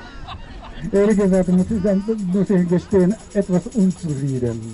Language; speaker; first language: German; non-native, fluent; Japanese